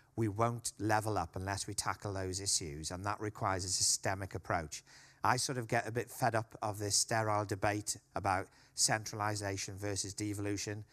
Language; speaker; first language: English; native; English